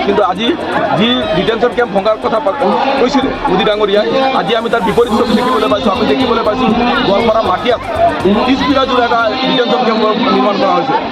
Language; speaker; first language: Assamese; non-native, local second language; Bangla